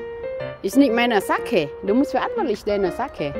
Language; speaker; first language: German; non-native, learner; Thai